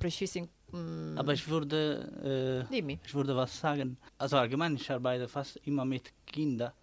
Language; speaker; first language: German; non-native, learner; Italian